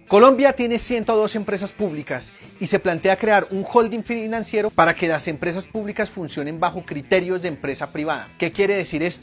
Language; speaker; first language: Spanish; native; Spanish